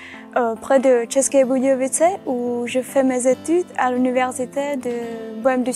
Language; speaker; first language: French; non-native, fluent; Czech